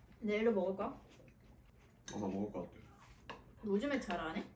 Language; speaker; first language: Korean; non-native, fluent; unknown